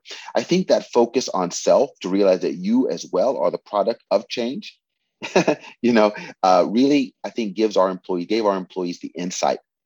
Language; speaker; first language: English; native; English